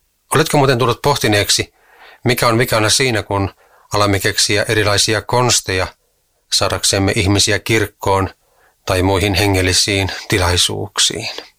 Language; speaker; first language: Finnish; native; Finnish